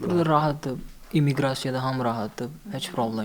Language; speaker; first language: Azerbaijani; non-native, learner; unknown